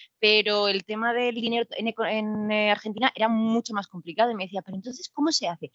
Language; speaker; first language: Spanish; native; Spanish